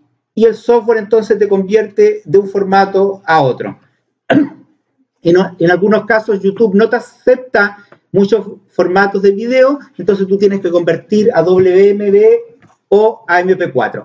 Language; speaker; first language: Spanish; native; Spanish